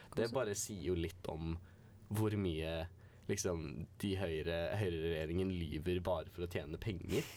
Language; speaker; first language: Norwegian; native; Norwegian